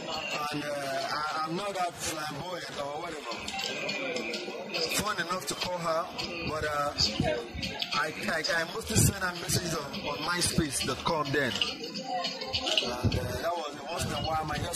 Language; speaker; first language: English; non-native, local second language; Igbo